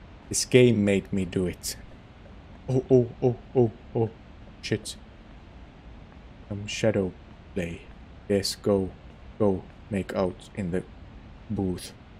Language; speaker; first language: English; non-native, fluent; Finnish